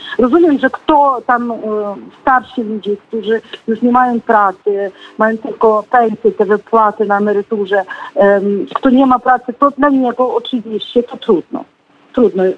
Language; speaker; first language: Polish; non-native, fluent; Ukrainian